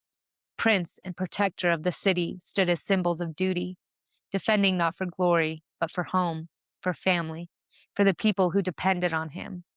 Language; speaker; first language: English; native; English